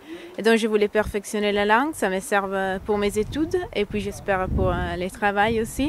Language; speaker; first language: French; non-native, fluent; Italian